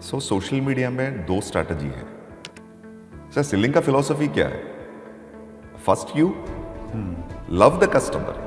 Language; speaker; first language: Hindi; non-native, local second language; Malayalam